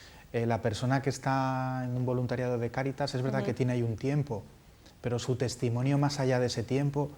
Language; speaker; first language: Spanish; native; Spanish